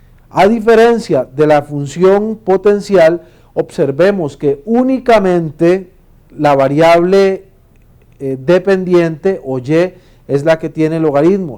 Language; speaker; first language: Spanish; native; Spanish